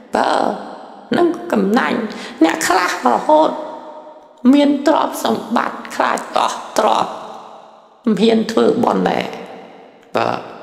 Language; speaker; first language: Khmer; native; Khmer